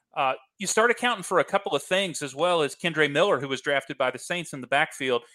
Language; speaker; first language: English; native; English